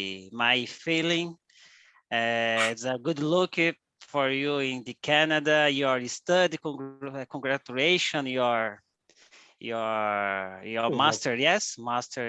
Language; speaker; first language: English; non-native, learner; Portuguese